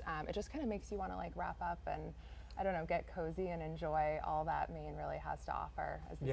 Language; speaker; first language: English; native; English